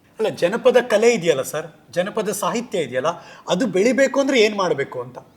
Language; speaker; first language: Kannada; native; Kannada